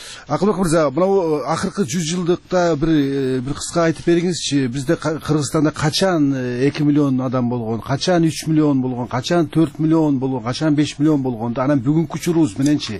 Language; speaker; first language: Kyrgyz; native; Kyrgyz